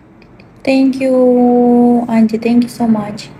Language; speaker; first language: English; non-native, learner; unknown